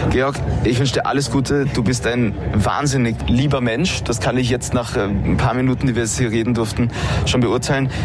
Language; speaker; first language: German; native; German